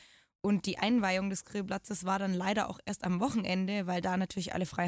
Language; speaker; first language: German; native; German